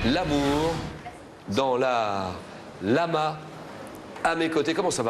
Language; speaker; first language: French; native; French